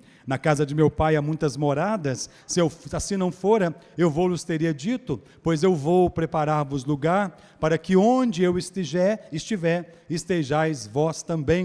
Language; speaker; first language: Portuguese; native; Portuguese